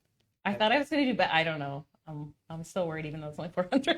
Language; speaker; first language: English; native; English